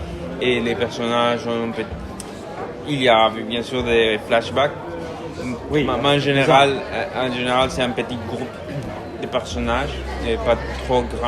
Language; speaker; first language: French; non-native, learner; Spanish